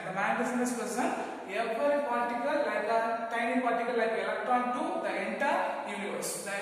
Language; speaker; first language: English; non-native, local second language; Tamil